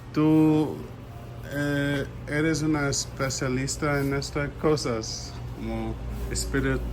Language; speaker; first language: Spanish; non-native, learner; English